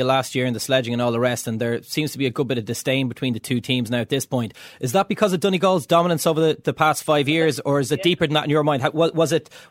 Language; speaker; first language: English; native; English